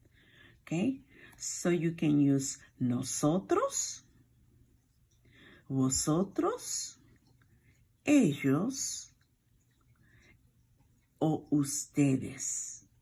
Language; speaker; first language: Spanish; non-native, fluent; English